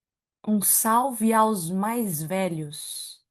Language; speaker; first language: Portuguese; native; Portuguese